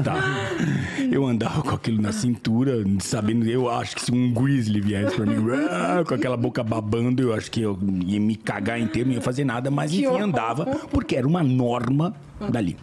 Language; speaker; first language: Portuguese; native; Portuguese